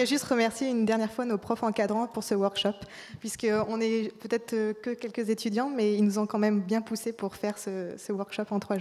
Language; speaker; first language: French; native; French